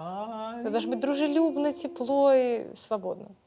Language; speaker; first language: Russian; native; Russian